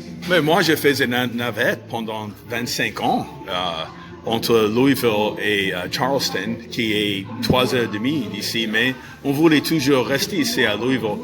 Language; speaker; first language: French; non-native, fluent; English